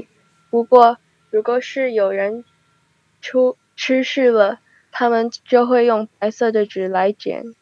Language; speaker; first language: Chinese; early bilingual, heritage; Chinese